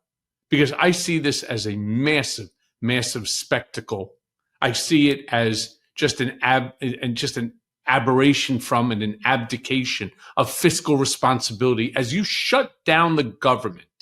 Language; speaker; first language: English; native; English